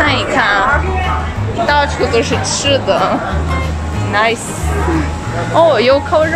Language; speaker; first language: Chinese; non-native, learner; Ukrainian